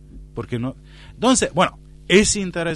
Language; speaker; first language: Spanish; non-native, fluent; Romanian